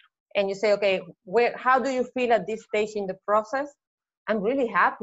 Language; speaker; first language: English; non-native, fluent; Spanish